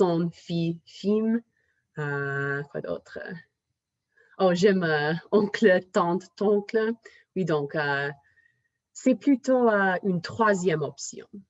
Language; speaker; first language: French; non-native, fluent; English